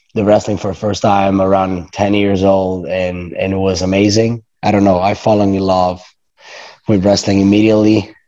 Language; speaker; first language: English; non-native, fluent; Italian